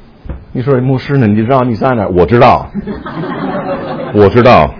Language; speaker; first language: Chinese; non-native, fluent; English